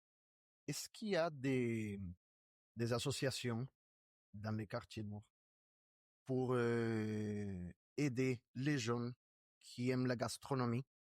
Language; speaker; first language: French; non-native, fluent; Spanish